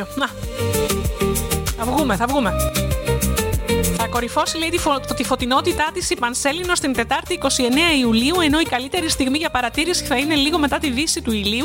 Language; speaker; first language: Greek; native; Greek